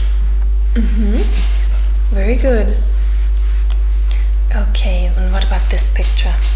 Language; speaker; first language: English; non-native, fluent; German